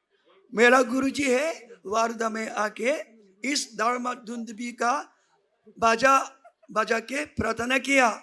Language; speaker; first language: Hindi; non-native, fluent; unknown